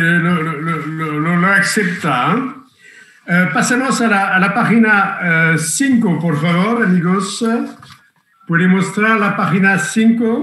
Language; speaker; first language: Spanish; non-native, fluent; French